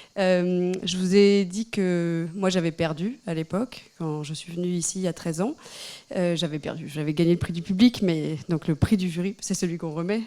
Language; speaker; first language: French; native; French